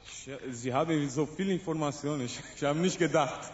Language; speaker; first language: German; non-native, learner; Portuguese